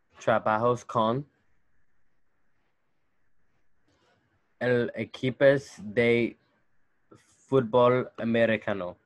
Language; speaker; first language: Spanish; non-native, learner; English